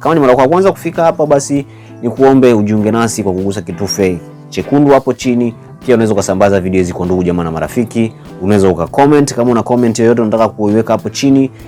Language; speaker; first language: Swahili; native; Swahili